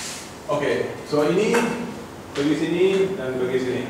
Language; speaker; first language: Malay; non-native, local second language; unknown